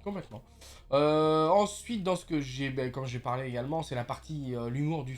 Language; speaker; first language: French; native; French